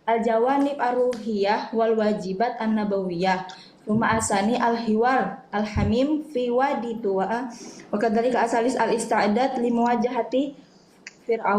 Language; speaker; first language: Arabic; non-native, fluent; Indonesian